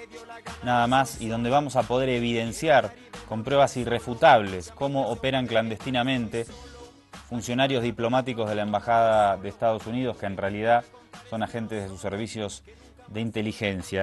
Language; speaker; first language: Spanish; native; Spanish